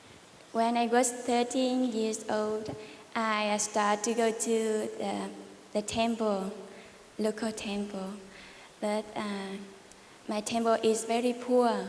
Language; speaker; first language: English; non-native, learner; Vietnamese